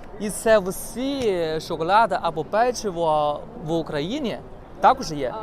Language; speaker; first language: Ukrainian; non-native, learner; Chinese